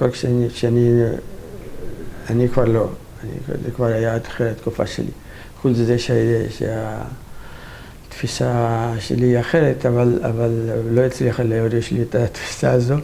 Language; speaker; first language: Hebrew; non-native, fluent; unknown